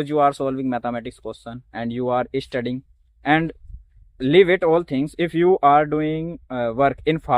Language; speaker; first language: English; non-native, learner; Hindi